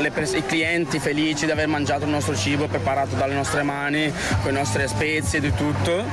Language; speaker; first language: Italian; early bilingual, other home language; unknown